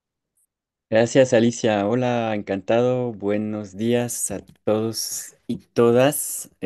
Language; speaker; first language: Spanish; non-native, fluent; French